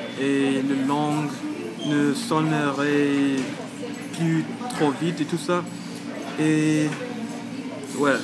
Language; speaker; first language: French; non-native, learner; English